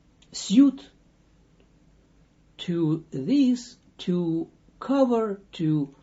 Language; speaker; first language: English; non-native, fluent; Dutch